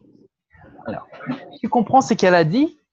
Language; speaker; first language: French; non-native, fluent; Portuguese